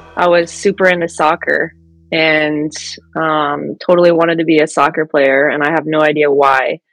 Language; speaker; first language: English; early bilingual, other home language; French